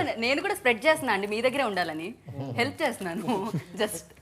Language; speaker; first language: Telugu; native; Telugu